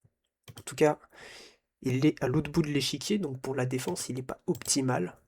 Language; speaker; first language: French; native; French